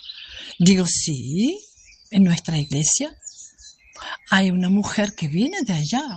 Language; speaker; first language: Spanish; non-native, fluent; German